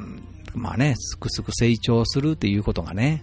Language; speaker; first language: Japanese; native; Japanese